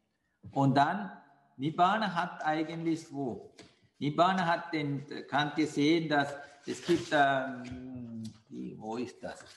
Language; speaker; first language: German; non-native, fluent; Sinhala